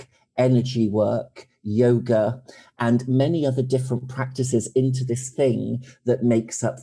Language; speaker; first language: English; native; English